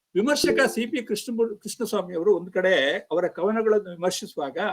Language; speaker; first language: Kannada; native; Kannada